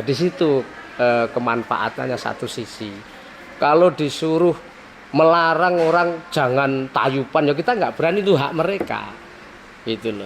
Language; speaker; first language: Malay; non-native, local second language; Javanese